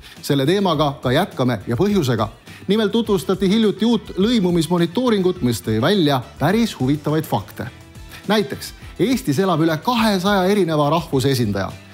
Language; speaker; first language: Estonian; native; Estonian